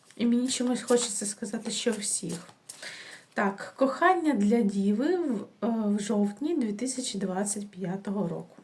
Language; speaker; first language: Ukrainian; non-native, local second language; Russian